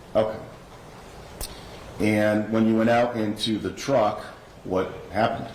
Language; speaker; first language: English; native; English